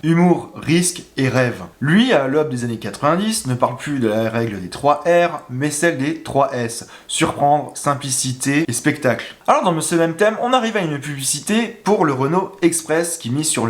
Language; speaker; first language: French; native; French